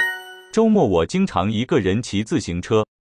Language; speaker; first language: Chinese; non-native, learner; Japanese